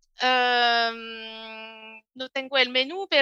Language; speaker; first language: Spanish; non-native, learner; French